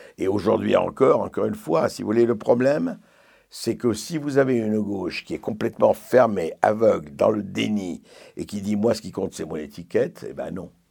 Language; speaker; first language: French; native; French